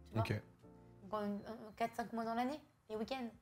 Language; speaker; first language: French; native; French